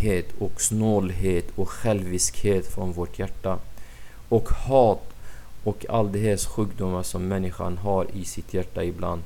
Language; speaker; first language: Swedish; non-native, fluent; Arabic